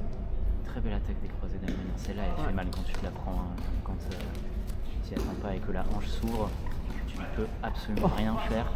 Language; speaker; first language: French; native; French